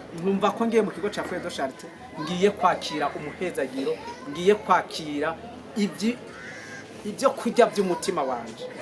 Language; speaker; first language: Rundi; native; Rundi